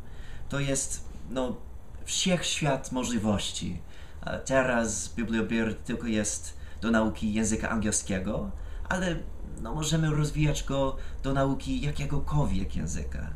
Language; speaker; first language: Polish; non-native, fluent; English